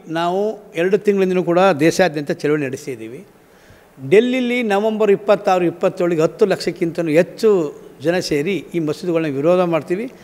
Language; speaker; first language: Kannada; native; Kannada